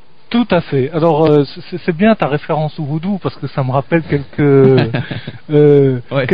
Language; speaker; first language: French; native; French